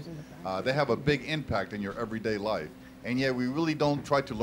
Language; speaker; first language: English; native; English